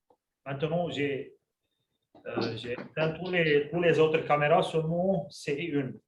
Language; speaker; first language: French; non-native, local second language; Arabic